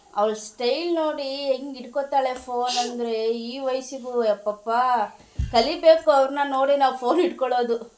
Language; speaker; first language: Kannada; non-native, local second language; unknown